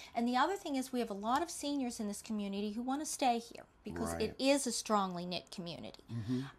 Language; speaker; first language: English; native; English